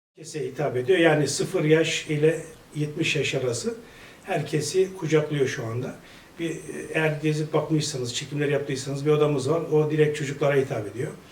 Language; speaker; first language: Turkish; native; Turkish